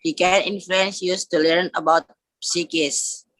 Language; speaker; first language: English; non-native, learner; Indonesian